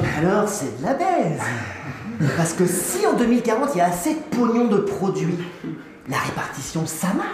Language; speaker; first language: French; native; French